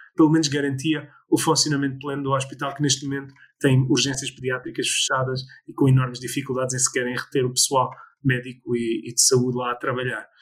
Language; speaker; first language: Portuguese; early bilingual, other home language; English